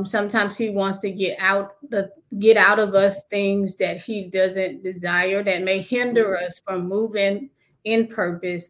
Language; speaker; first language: English; native; English